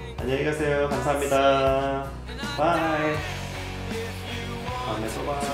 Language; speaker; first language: Korean; non-native, learner; English